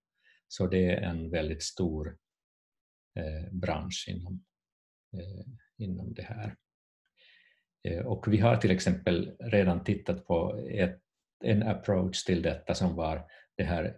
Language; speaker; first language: Swedish; non-native, fluent; Finnish